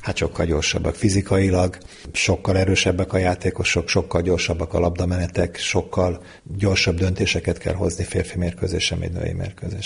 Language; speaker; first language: Hungarian; native; Hungarian